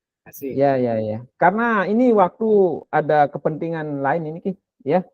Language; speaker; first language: Indonesian; non-native, local second language; Sasak